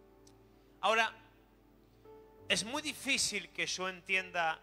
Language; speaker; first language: Spanish; native; Spanish